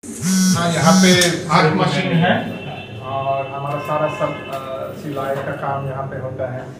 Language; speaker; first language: Hindi; non-native, learner; English